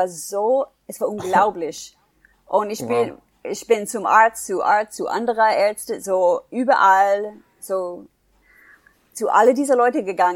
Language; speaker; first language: German; non-native, fluent; English